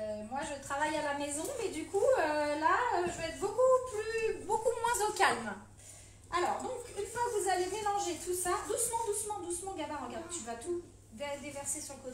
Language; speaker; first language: French; native; French